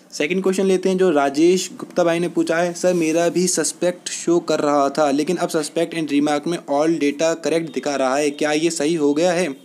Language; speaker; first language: Hindi; native; Hindi